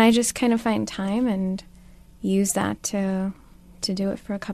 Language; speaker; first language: English; non-native, local second language; Urdu